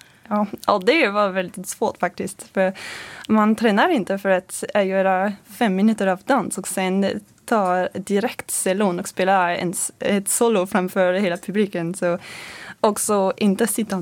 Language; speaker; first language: Swedish; non-native, learner; French